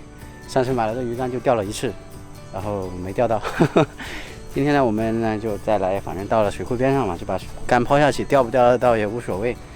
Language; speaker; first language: Chinese; native; Chinese